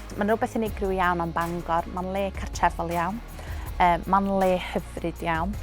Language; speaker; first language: Welsh; native; Welsh